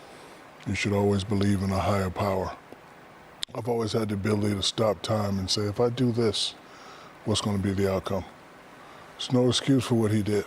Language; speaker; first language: English; native; English